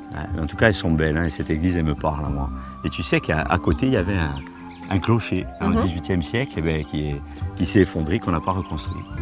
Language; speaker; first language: French; native; French